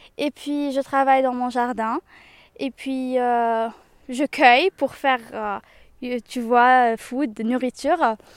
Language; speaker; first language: French; non-native, local second language; Arabic